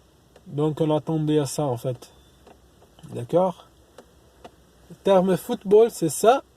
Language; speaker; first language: French; non-native, learner; Portuguese